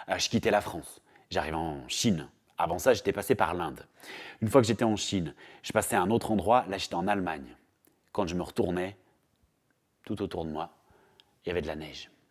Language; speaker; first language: French; native; French